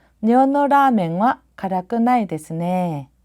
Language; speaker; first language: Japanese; non-native, fluent; Korean